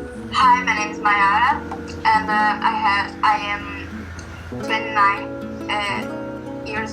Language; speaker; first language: English; non-native, learner; Portuguese